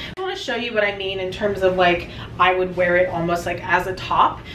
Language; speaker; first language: English; native; English